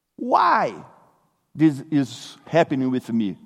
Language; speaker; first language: English; non-native, fluent; Portuguese